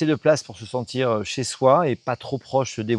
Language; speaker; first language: French; native; French